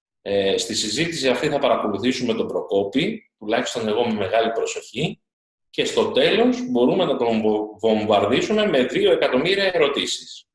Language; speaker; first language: Greek; native; Greek